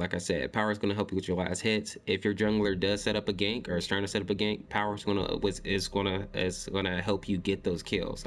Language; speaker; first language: English; native; English